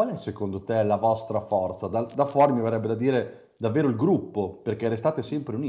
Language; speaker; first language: Italian; native; Italian